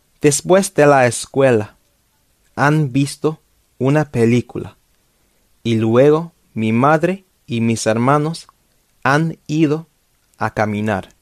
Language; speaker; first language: Spanish; non-native, fluent; English